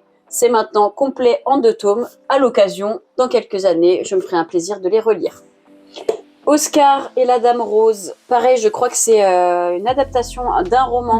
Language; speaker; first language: French; native; French